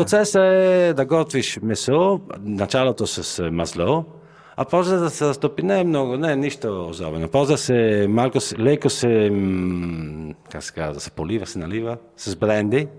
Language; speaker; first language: Bulgarian; non-native, fluent; Italian